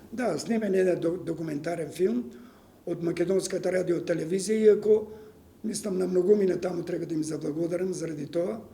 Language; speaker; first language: Macedonian; non-native, local second language; Serbian